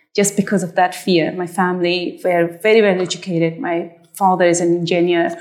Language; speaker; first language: English; non-native, fluent; Persian